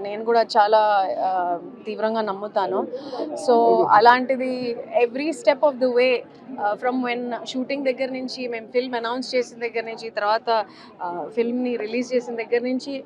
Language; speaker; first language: Telugu; native; Telugu